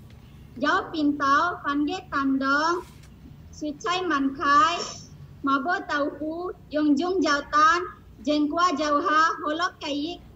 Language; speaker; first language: Chinese; non-native, learner; Indonesian